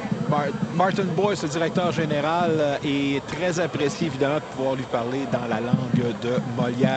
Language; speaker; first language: French; native; French